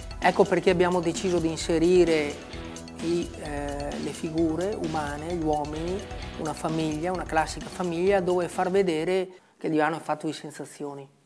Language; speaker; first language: Italian; native; Italian